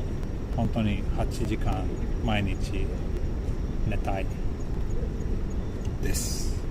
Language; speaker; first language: Japanese; non-native, fluent; Swedish